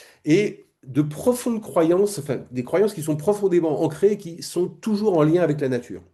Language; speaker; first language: French; native; French